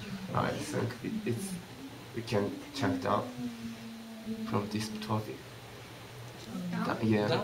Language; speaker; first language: English; non-native, learner; Japanese